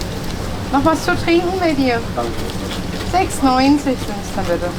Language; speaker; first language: German; native; German